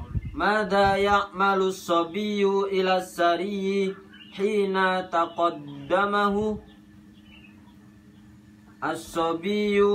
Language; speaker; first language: Arabic; non-native, learner; Indonesian